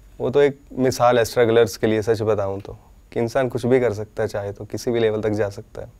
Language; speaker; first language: Hindi; native; Hindi